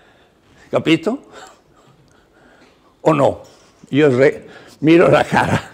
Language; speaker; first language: Italian; non-native, learner; Spanish